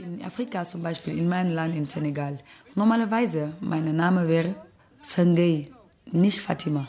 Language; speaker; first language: German; non-native, learner; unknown